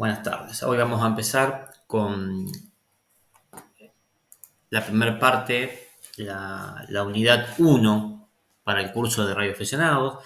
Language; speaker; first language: Spanish; native; Spanish